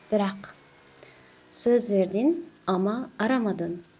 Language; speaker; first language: Turkish; non-native, fluent; Kazakh